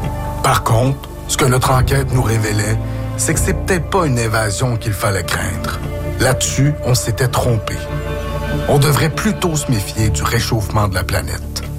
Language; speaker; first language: French; native; French